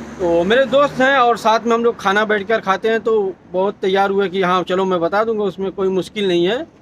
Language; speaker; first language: Hindi; native; Hindi